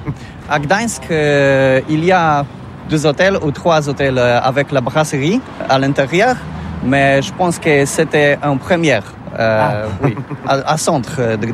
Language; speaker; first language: French; non-native, learner; Polish